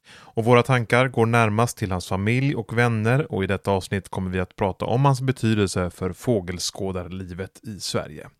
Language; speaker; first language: Swedish; native; Swedish